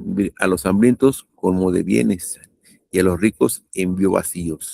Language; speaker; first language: Spanish; native; Spanish